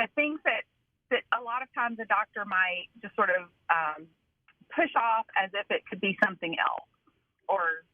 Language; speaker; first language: English; native; English